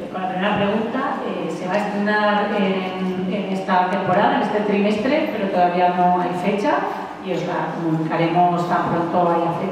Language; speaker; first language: Spanish; native; Spanish